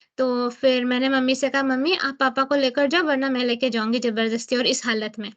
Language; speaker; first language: Hindi; native; Hindi